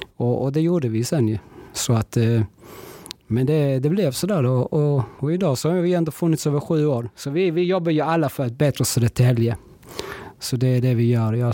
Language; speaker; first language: Swedish; early bilingual, other home language; Spanish